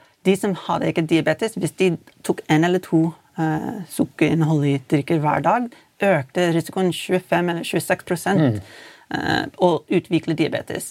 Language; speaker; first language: Norwegian; non-native, fluent; English